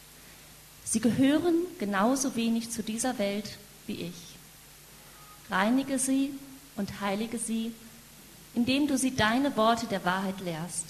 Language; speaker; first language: German; native; German